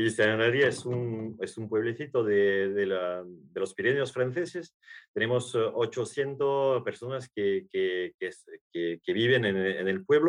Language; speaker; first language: Spanish; non-native, learner; French